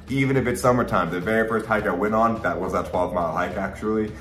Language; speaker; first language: English; native; English